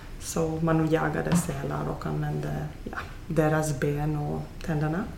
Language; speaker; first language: Swedish; non-native, fluent; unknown